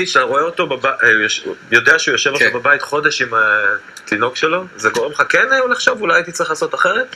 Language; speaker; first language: Hebrew; native; Hebrew